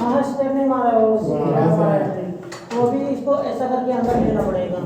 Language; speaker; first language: Hindi; native; Hindi